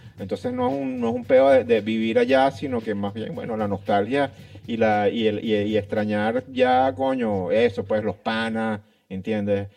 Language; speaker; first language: Spanish; native; Spanish